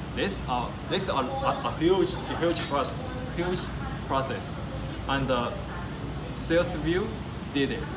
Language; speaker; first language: English; non-native, learner; Chinese